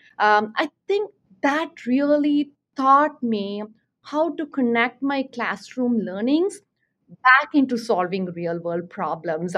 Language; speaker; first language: English; non-native, local second language; Tamil